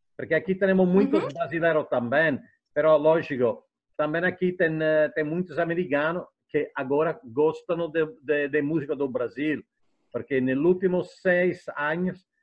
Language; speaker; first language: Portuguese; non-native, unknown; Italian